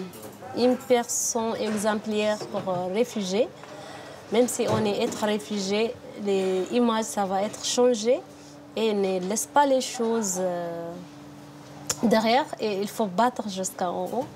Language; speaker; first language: French; non-native, learner; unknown